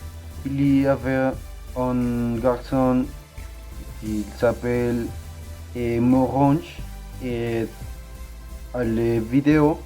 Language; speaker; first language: French; non-native, learner; Spanish